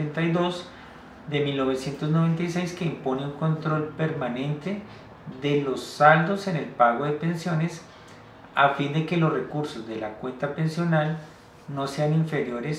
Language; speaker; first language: Spanish; native; Spanish